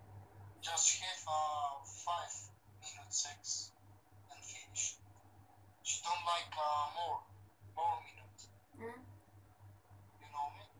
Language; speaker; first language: English; non-native, learner; Romany